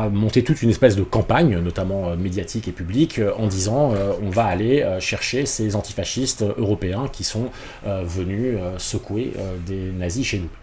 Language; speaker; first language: French; native; French